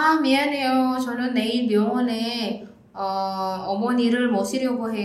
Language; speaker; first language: Korean; non-native, fluent; Indonesian